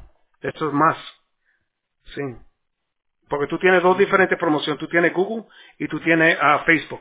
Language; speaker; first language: Spanish; early bilingual, heritage; Spanish